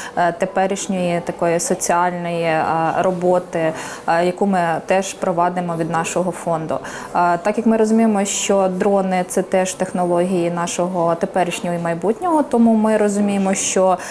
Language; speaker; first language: Ukrainian; native; Ukrainian